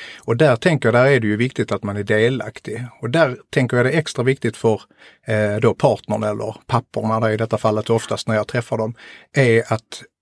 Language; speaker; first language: Swedish; native; Swedish